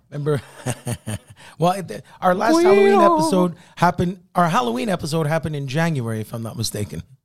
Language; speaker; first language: English; native; English